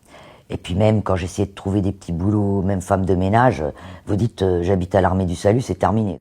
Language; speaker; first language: French; native; French